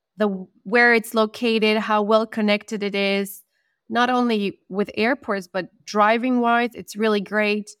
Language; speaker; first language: English; non-native, fluent; Spanish